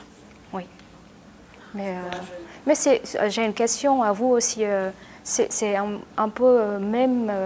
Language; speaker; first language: French; non-native, learner; Vietnamese